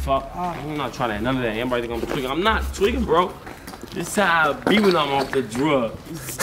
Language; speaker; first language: English; native; English